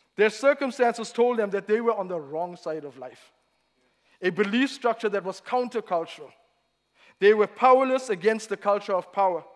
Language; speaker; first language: English; native; English